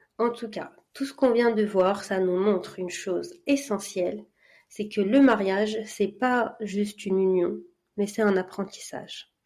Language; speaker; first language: French; early bilingual, other home language; Arabic